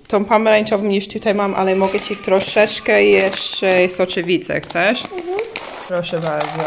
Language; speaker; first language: Polish; early bilingual, heritage; English